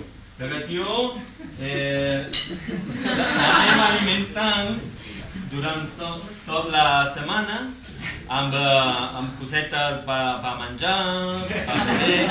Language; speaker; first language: Catalan; non-native, learner; Spanish